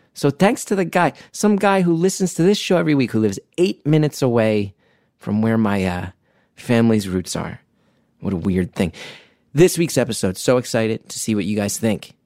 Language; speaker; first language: English; native; English